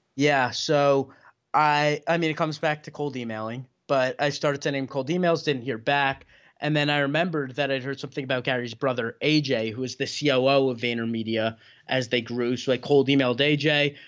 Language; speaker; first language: English; native; English